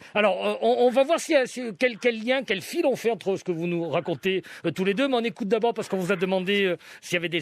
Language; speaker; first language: French; native; French